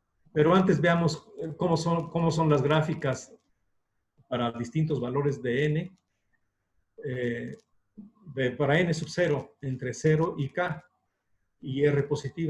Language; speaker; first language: Spanish; native; Spanish